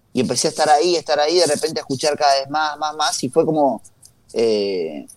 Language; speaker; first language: Spanish; native; Spanish